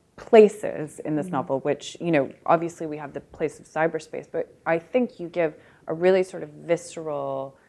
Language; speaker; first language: English; early bilingual, other home language; Russian